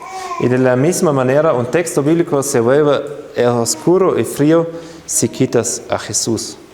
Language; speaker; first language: Spanish; non-native, fluent; German